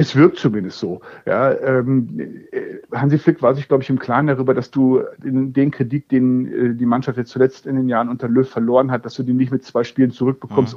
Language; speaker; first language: German; native; German